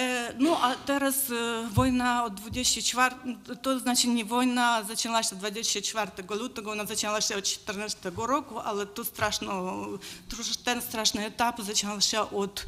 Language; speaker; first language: Polish; non-native, learner; Ukrainian